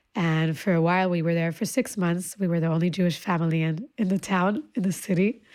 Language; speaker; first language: English; early bilingual, other home language; Hebrew